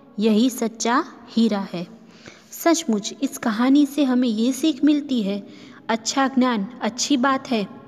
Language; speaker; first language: Hindi; non-native, local second language; Gujarati